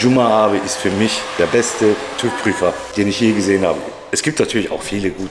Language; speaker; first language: German; native; German